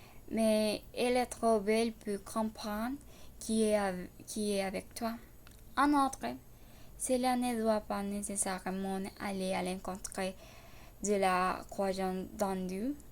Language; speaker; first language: French; non-native, learner; Spanish